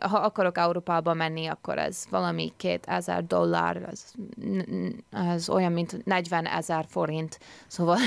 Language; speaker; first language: Hungarian; early bilingual, heritage; English